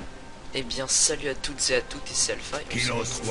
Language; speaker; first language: French; native; French